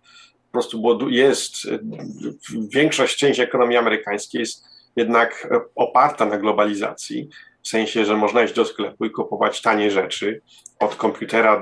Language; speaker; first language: Polish; early bilingual, heritage; Polish